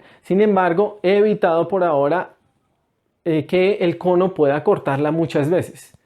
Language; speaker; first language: Spanish; native; Spanish